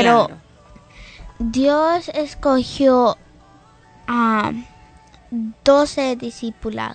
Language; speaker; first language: Spanish; early bilingual, heritage; Spanish